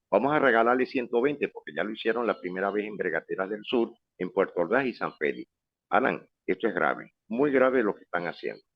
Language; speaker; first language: Spanish; native; Spanish